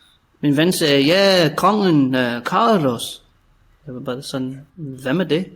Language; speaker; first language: Danish; native; Danish